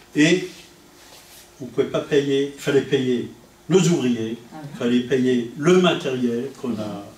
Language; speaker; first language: French; non-native, fluent; Italian